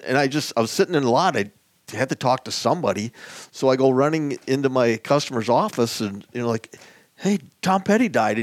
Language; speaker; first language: English; native; English